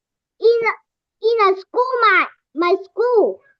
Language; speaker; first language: English; non-native, learner; Vietnamese